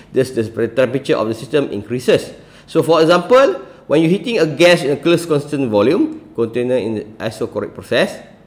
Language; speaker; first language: English; non-native, local second language; Malay